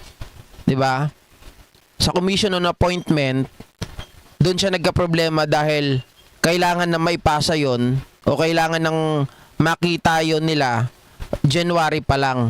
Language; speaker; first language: Filipino; native; Filipino